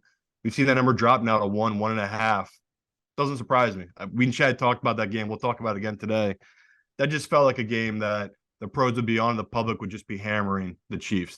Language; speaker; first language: English; native; English